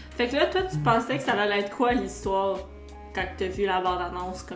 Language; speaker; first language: French; native; French